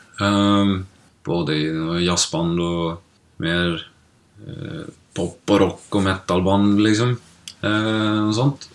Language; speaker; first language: Swedish; native; Swedish